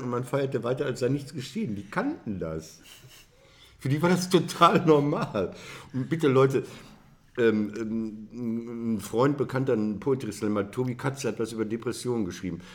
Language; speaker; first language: German; native; German